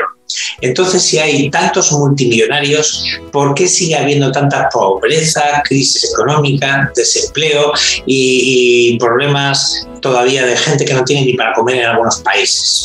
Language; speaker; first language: Spanish; native; Spanish